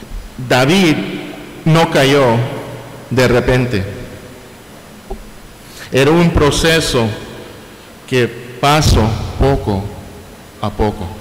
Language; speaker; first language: Spanish; non-native, fluent; English